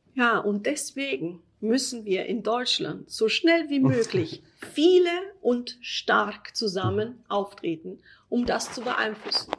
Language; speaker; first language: German; non-native, fluent; Italian